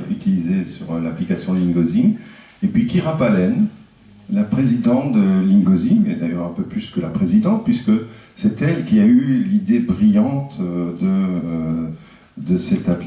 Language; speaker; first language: French; native; French